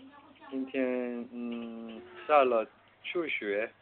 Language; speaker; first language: Chinese; non-native, learner; Korean